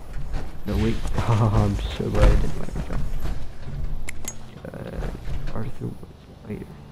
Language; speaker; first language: English; native; English